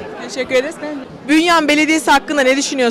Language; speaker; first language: Turkish; native; Turkish